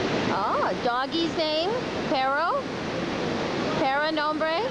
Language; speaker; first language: Spanish; non-native, learner; English